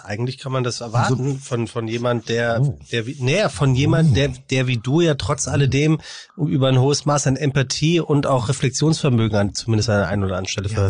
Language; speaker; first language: German; native; German